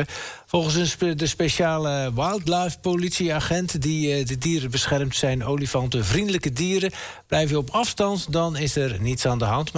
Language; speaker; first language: Dutch; native; Dutch